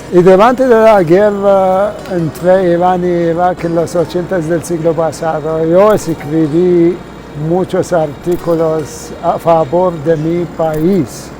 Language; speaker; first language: Spanish; non-native, fluent; Arabic